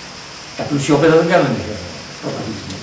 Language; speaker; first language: Greek; native; Greek